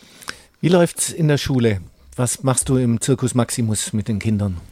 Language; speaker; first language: German; native; German